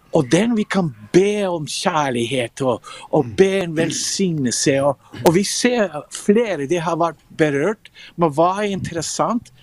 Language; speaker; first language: Norwegian; non-native, fluent; English